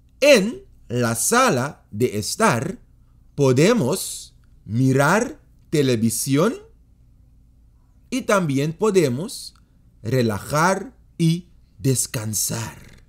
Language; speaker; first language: Spanish; non-native, fluent; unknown